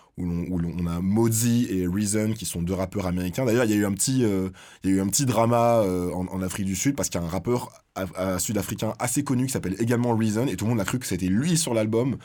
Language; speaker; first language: French; native; French